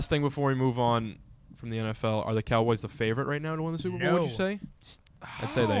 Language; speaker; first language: English; native; English